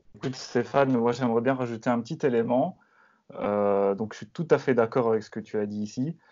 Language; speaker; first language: French; native; French